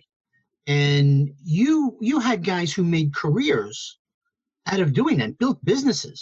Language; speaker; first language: English; native; English